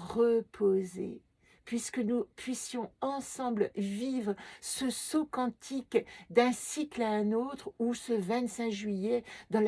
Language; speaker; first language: French; native; French